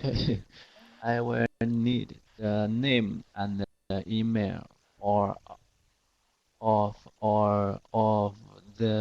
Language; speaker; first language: English; non-native, learner; Chinese